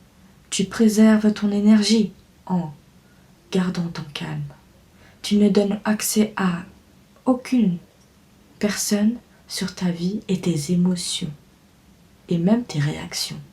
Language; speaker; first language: French; native; French